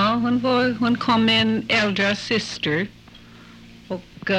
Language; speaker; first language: Swedish; early bilingual, heritage; English